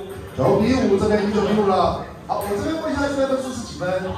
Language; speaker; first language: Chinese; native; Chinese